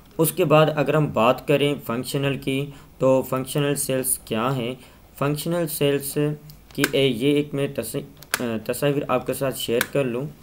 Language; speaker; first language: Urdu; non-native, local second language; Sindhi